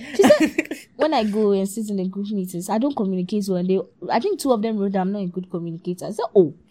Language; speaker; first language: English; non-native, local second language; Akan